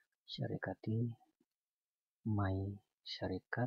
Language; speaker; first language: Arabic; non-native, learner; Indonesian